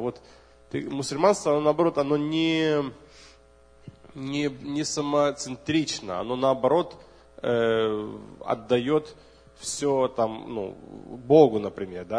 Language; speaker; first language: Russian; native; Russian